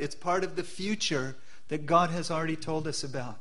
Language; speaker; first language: English; native; English